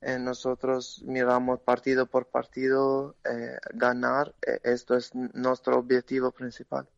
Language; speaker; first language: Spanish; non-native, learner; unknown